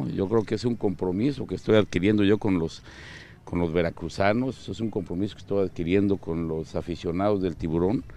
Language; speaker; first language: Spanish; native; Spanish